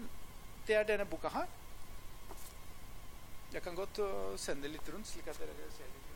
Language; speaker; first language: Norwegian; non-native, fluent; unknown